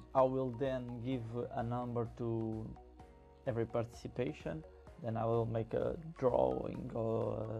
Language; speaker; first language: English; non-native, fluent; Portuguese